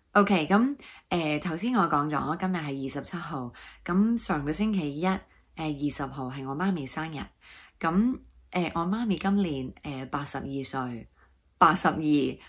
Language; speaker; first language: Cantonese; non-native, fluent; English